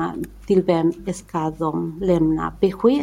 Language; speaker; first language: Swedish; non-native, fluent; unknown